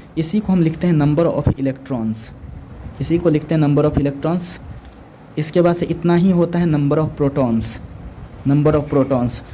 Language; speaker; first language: Hindi; native; Hindi